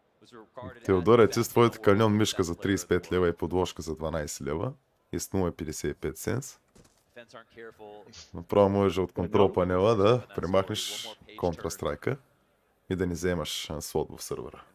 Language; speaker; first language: Bulgarian; native; Bulgarian